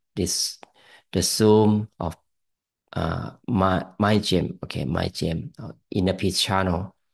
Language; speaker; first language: English; non-native, fluent; Thai